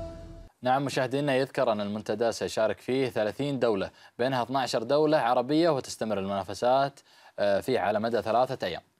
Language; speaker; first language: Arabic; native; Arabic